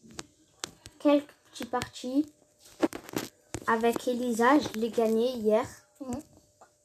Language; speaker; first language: French; native; French